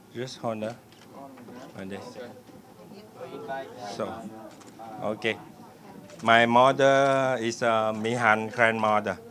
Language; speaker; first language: English; non-native, learner; Vietnamese